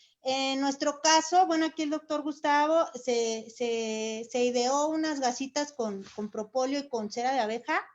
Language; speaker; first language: Spanish; native; Spanish